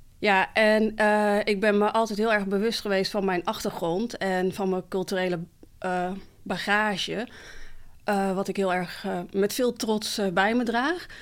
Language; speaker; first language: Dutch; early bilingual, other home language; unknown